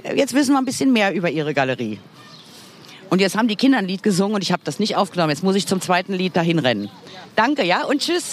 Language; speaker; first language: German; native; German